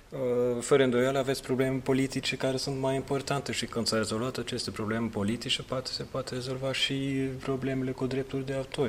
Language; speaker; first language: Romanian; non-native, fluent; Norwegian